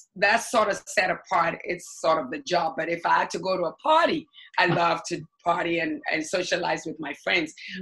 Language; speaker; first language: English; non-native, local second language; Akan